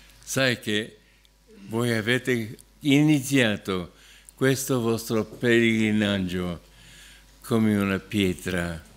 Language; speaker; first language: Italian; non-native, fluent; English